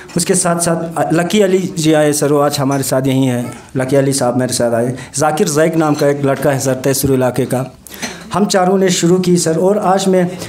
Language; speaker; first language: Hindi; non-native, local second language; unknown